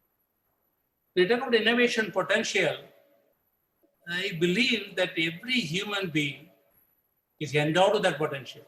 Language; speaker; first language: English; non-native, local second language; Tamil